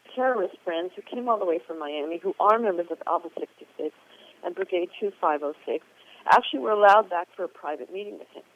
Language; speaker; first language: English; native; English